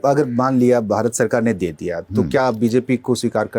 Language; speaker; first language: Hindi; native; Hindi